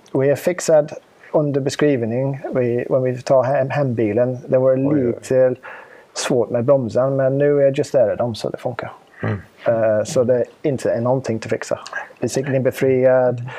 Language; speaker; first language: Swedish; non-native, fluent; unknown